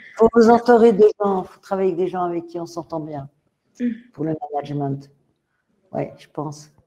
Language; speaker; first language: French; native; French